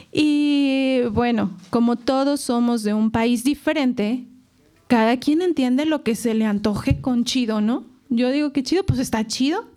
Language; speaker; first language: Spanish; native; Spanish